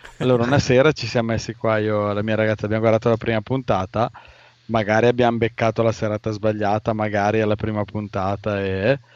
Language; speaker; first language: Italian; native; Italian